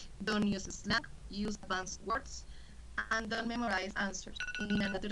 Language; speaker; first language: English; non-native, learner; Spanish